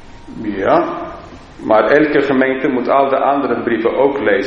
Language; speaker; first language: Dutch; non-native, fluent; English